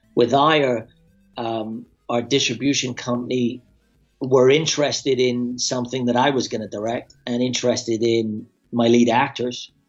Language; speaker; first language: English; native; English